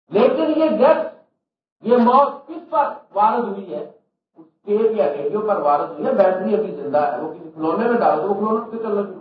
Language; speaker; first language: Urdu; non-native, local second language; Punjabi